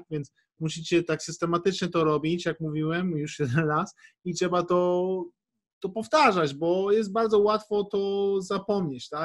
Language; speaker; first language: Polish; early bilingual, heritage; English